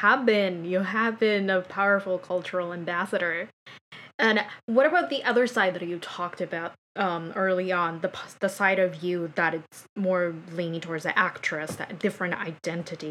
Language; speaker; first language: English; non-native, fluent; Japanese